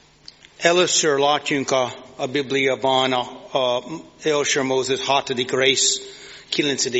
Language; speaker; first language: Hungarian; non-native, fluent; English